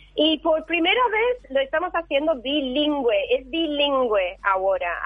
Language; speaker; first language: Spanish; non-native, fluent; English